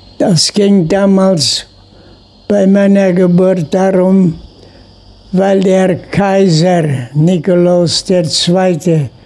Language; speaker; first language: German; non-native, local second language; Low German